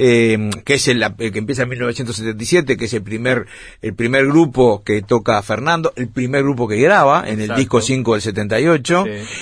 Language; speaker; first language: Spanish; native; Spanish